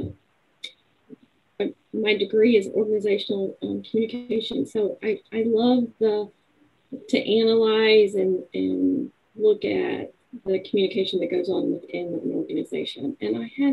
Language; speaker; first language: English; native; English